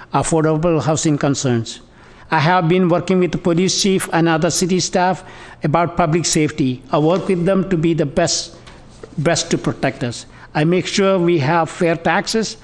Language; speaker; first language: English; non-native, local second language; Tamil